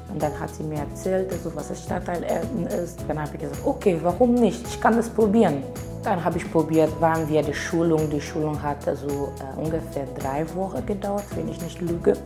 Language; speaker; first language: German; non-native, learner; Portuguese